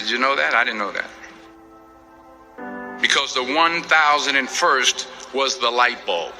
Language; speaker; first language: English; native; English